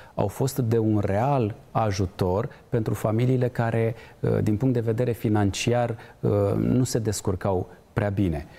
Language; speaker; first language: Romanian; native; Romanian